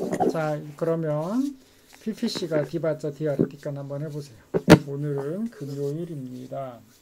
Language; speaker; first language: Korean; native; Korean